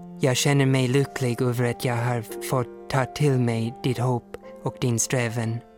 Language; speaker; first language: Swedish; non-native, fluent; English